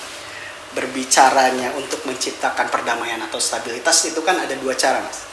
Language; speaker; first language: Indonesian; native; Indonesian